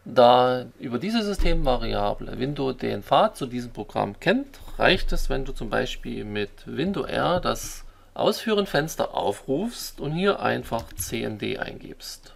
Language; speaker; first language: German; native; German